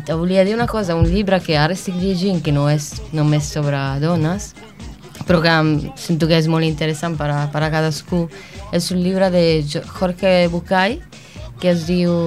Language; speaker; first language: Catalan; non-native, fluent; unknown